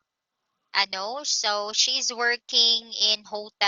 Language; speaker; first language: English; non-native, local second language; Filipino